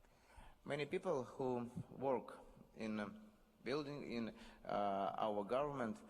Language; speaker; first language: English; non-native, learner; Russian